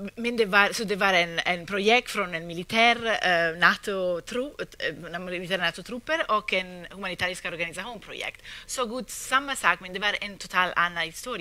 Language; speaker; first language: Swedish; non-native, fluent; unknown